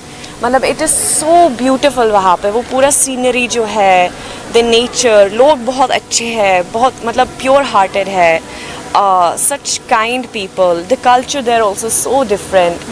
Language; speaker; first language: Hindi; non-native, fluent; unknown